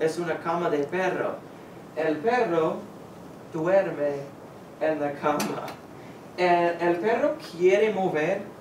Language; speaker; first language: Spanish; non-native, fluent; English